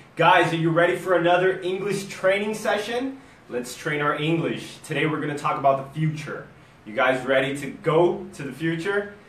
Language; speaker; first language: English; non-native, fluent; Portuguese